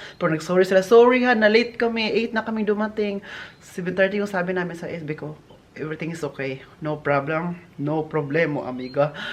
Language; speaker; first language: Filipino; non-native, local second language; Cebuano